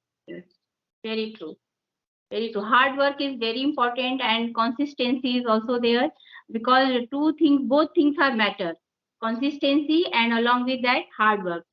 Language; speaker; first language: English; non-native, local second language; Hindi